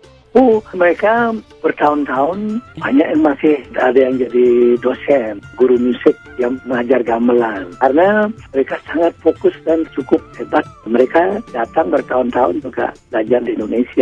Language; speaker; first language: Indonesian; non-native, local second language; Balinese